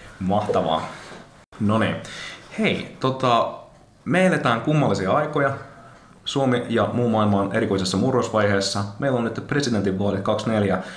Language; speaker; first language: Finnish; native; Finnish